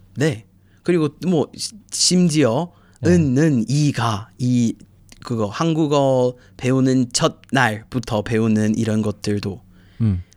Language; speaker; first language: Korean; non-native, fluent; English